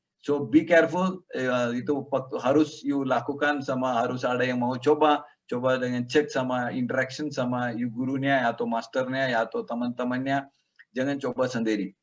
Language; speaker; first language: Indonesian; non-native, learner; Tamil